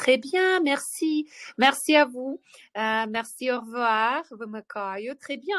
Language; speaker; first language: French; non-native, fluent; Ukrainian